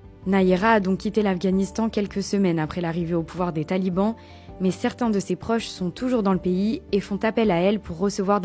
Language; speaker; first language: French; native; French